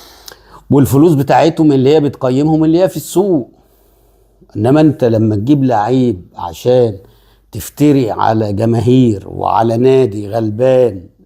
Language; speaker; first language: Arabic; native; Arabic